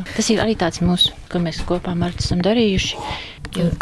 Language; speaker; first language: Latvian; native; Latvian